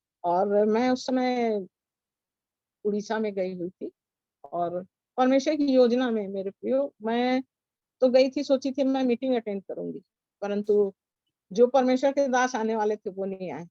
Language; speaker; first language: Hindi; native; Hindi